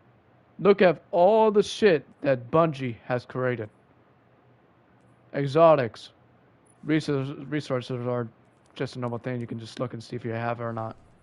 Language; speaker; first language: English; native; English